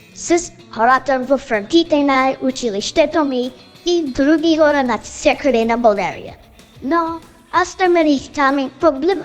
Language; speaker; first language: Bulgarian; non-native, learner; Chinese